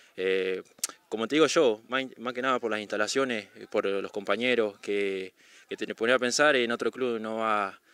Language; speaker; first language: Spanish; native; Spanish